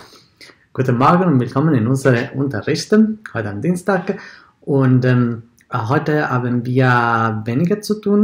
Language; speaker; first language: German; non-native, fluent; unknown